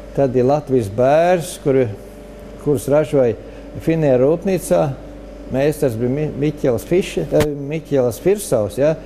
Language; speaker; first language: Latvian; native; Latvian